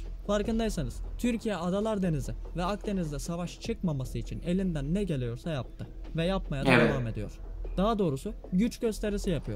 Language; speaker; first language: Turkish; native; Turkish